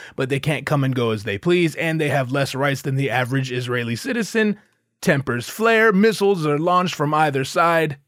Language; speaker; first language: English; native; English